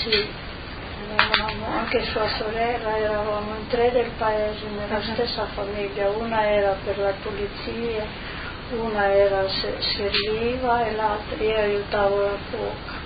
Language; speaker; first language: Italian; non-native, local second language; Slovenian